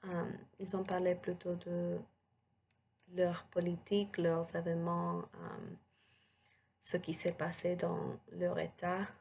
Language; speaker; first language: French; non-native, learner; English